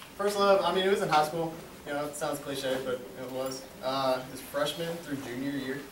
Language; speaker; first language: English; native; English